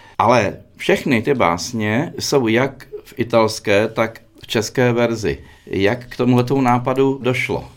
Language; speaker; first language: Czech; native; Czech